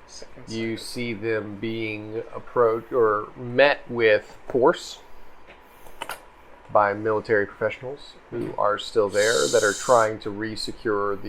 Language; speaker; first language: English; native; English